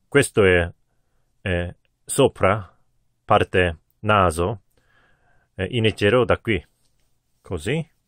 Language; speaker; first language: Italian; non-native, learner; Korean